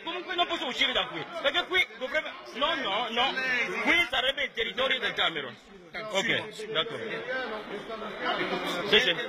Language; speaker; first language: Italian; non-native, fluent; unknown